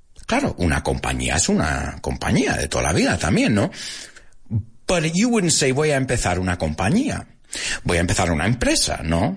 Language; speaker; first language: Spanish; early bilingual, heritage; Spanish